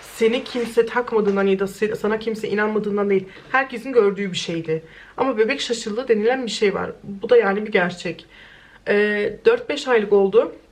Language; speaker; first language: Turkish; early bilingual, heritage; Turkish